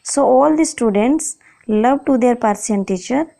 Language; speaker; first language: English; non-native, local second language; Odia